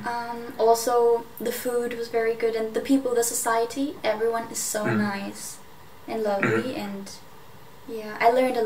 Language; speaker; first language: English; non-native, fluent; German